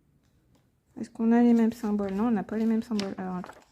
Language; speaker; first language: French; native; French